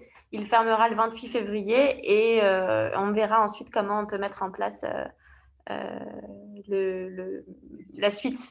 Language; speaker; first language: French; native; French